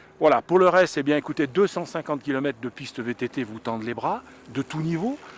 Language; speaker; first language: French; native; French